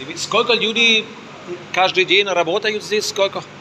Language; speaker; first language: Russian; non-native, learner; German